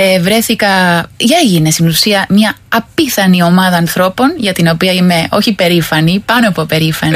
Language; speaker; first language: Greek; non-native, fluent; Spanish